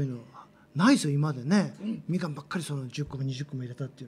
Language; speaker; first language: Japanese; native; Japanese